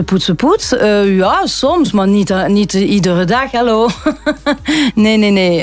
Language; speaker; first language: Dutch; non-native, local second language; French